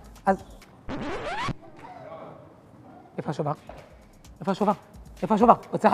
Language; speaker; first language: Hebrew; native; Hebrew